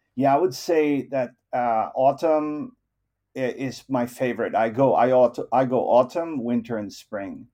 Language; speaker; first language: English; non-native, local second language; Filipino